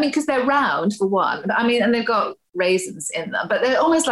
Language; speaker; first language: English; native; English